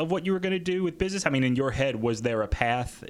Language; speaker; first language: English; native; English